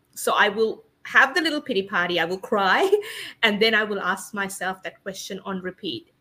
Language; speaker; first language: English; non-native, local second language; Sinhala